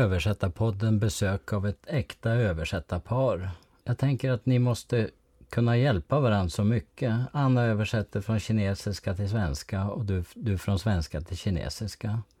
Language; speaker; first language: Swedish; native; Swedish